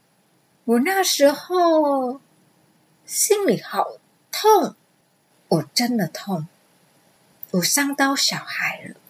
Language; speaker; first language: Chinese; non-native, fluent; Vietnamese